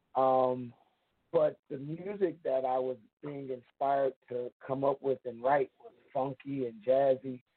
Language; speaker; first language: English; native; English